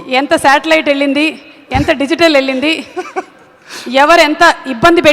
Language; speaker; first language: Telugu; native; Telugu